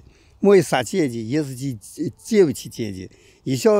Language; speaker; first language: Russian; non-native, learner; Chinese